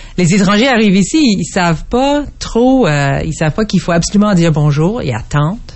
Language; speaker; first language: French; non-native, fluent; English